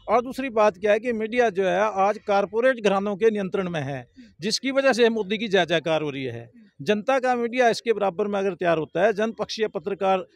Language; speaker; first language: Hindi; native; Hindi